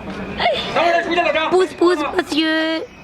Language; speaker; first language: French; native; French